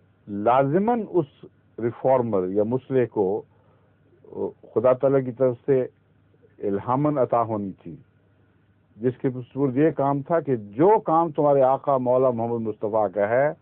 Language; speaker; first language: Urdu; native; Urdu